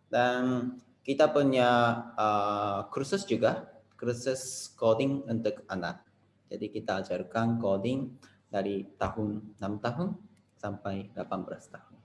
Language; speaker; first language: Indonesian; non-native, fluent; Japanese